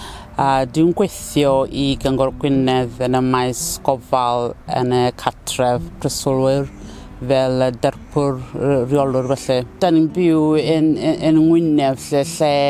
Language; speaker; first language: Welsh; non-native, fluent; Southern Sotho